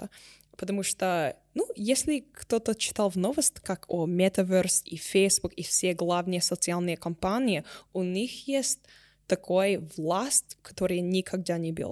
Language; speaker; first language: Russian; non-native, learner; English